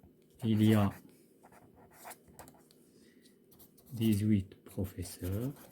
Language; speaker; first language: French; non-native, local second language; Arabic